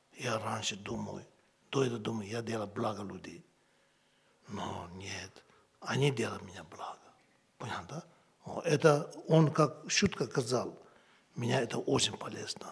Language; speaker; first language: Russian; non-native, learner; Tibetan